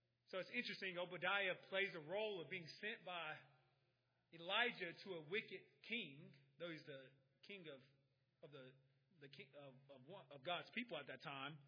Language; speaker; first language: English; native; English